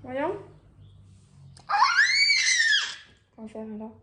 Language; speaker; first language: French; native; French